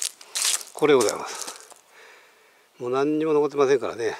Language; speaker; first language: Japanese; native; Japanese